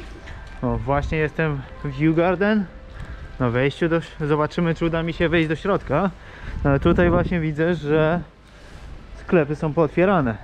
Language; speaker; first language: Polish; native; Polish